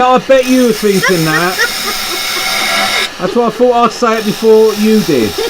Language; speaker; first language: English; native; English